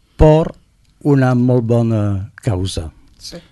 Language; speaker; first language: Catalan; non-native, learner; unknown